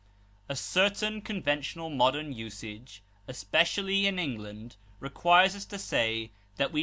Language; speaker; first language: English; native; English